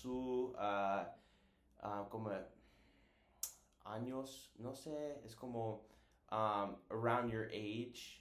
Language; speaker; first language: Spanish; non-native, learner; English